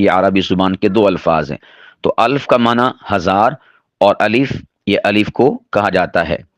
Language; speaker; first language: Urdu; non-native, local second language; Punjabi